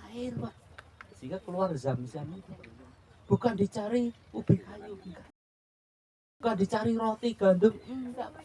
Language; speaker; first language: Indonesian; non-native, local second language; Javanese